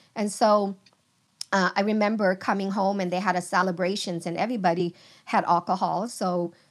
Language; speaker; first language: English; early bilingual, other home language; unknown